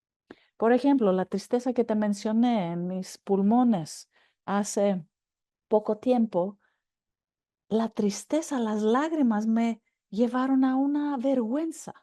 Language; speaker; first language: Spanish; non-native, fluent; Greek